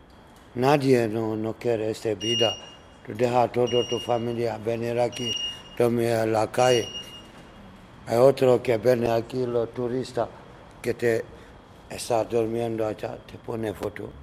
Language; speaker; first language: Spanish; non-native, learner; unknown